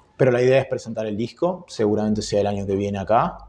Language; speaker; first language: Spanish; native; Spanish